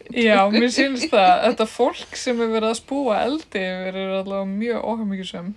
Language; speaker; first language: Icelandic; native; Icelandic